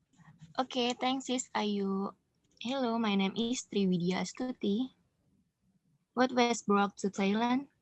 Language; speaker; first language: English; non-native, learner; Indonesian